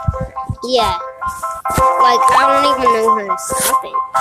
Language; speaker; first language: English; native; English